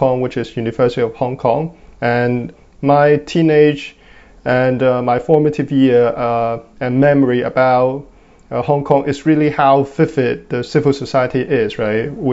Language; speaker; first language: English; non-native, local second language; Cantonese